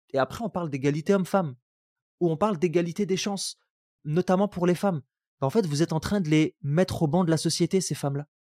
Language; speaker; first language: French; non-native, local second language; Arabic